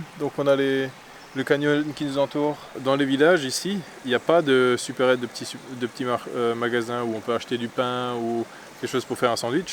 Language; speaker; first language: French; native; French